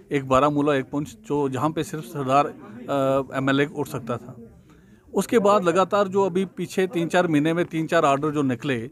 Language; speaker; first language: Hindi; non-native, local second language; Punjabi